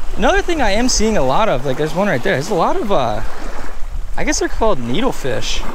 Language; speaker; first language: English; native; English